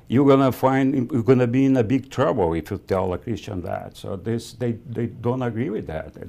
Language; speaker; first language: English; non-native, fluent; Spanish